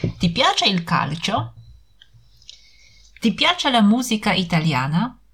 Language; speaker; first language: Italian; non-native, fluent; Polish